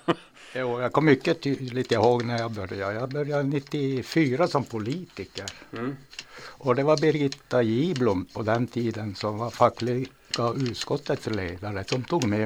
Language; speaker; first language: Swedish; native; Swedish